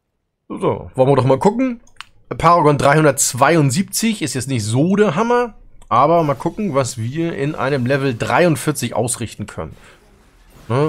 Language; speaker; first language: German; native; German